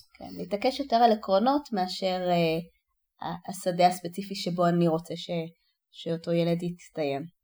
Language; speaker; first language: Hebrew; native; Hebrew